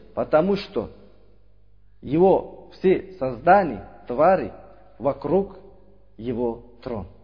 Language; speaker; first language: Russian; non-native, learner; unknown